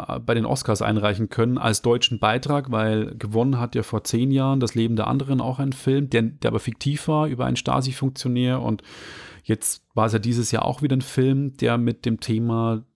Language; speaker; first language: German; native; German